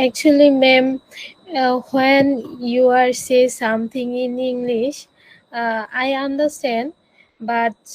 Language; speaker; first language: English; non-native, learner; Bangla